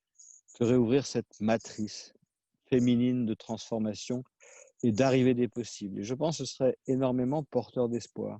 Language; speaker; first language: French; native; French